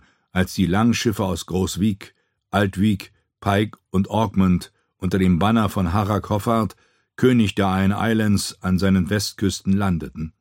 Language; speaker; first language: German; native; German